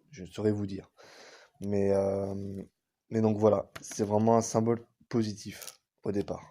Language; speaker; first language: French; native; French